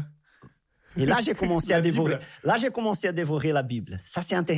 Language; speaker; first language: French; non-native, fluent; Portuguese